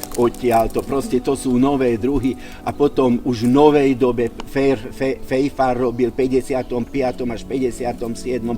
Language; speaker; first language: Slovak; non-native, local second language; Hungarian